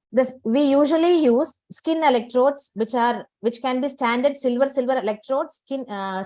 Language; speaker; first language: English; non-native, local second language; Tamil